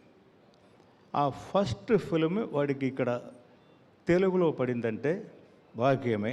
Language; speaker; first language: Telugu; non-native, learner; Tamil